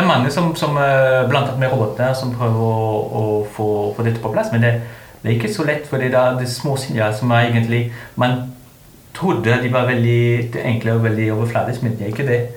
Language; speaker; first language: Norwegian; non-native, fluent; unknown